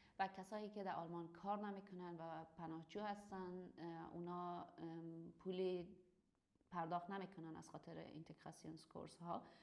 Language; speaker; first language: Persian; native; Persian